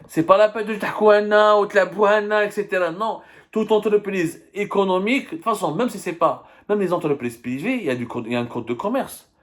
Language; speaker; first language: French; non-native, local second language; Arabic